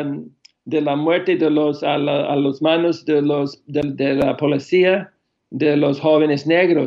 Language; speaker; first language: Spanish; non-native, fluent; English